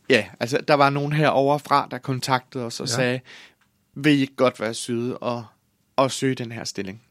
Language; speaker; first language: Danish; native; Danish